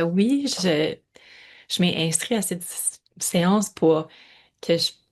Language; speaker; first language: French; non-native, local second language; English